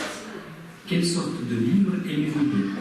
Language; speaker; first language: French; non-native, learner; Russian